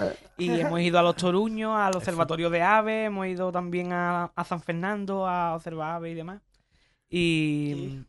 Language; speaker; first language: Spanish; native; Spanish